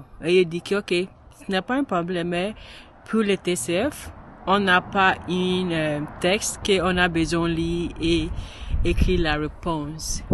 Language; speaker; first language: French; non-native, learner; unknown